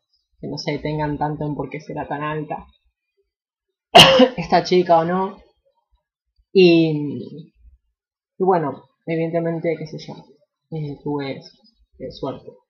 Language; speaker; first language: Spanish; native; Spanish